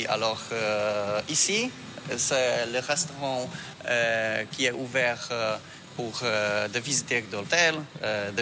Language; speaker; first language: French; non-native, learner; Polish